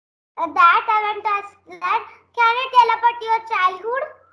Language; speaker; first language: English; non-native, learner; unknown